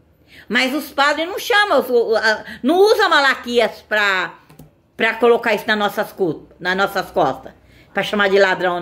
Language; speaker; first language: Portuguese; native; Portuguese